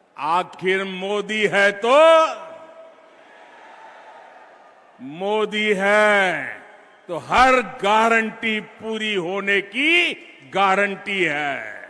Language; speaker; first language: Hindi; non-native, local second language; Gujarati